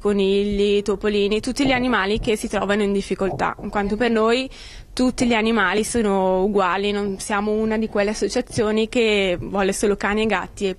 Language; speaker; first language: Italian; native; Italian